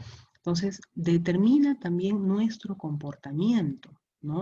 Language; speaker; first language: Spanish; native; Spanish